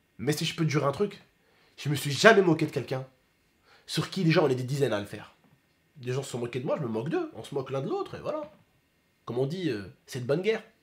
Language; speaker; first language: French; early bilingual, other home language; Arabic